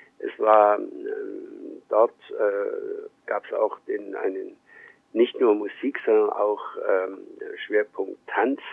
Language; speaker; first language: German; early bilingual, heritage; German